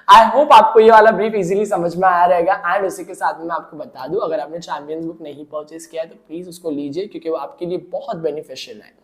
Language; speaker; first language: Hindi; non-native, local second language; Marathi